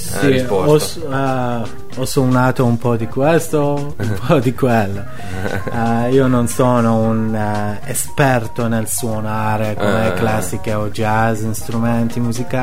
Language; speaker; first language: Italian; non-native, learner; Persian